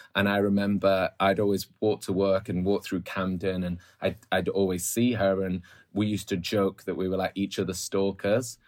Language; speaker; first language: English; native; English